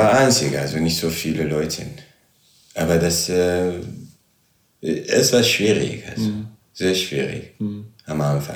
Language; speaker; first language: German; non-native, learner; Arabic